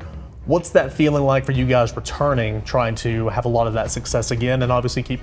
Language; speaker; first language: English; native; English